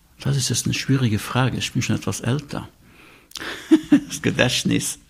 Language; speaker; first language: German; non-native, local second language; Luxembourgish